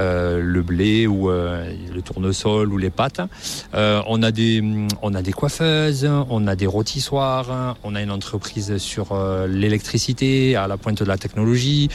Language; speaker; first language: French; native; French